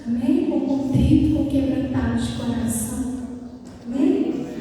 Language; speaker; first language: Portuguese; native; Portuguese